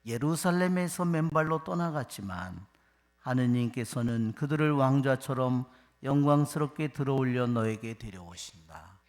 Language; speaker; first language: Korean; native; Korean